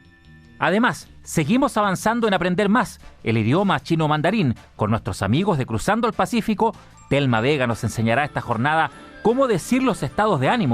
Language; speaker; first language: Spanish; native; Spanish